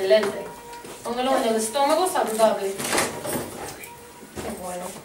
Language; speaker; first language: Spanish; non-native, learner; English